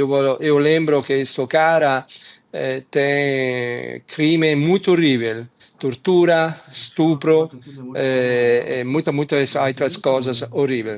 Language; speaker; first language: Portuguese; non-native, fluent; Italian